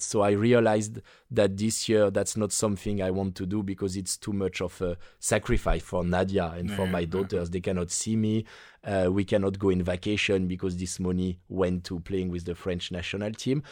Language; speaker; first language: English; non-native, fluent; French